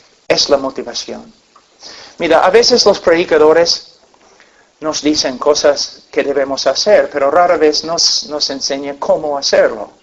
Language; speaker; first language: Spanish; non-native, fluent; English